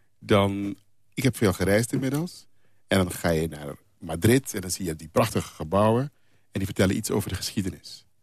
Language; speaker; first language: Dutch; non-native, local second language; Papiamento